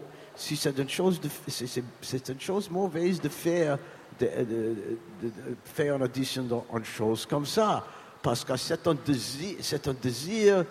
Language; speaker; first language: French; non-native, learner; English